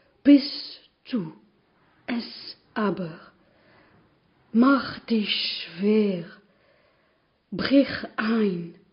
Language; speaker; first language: German; non-native, learner; French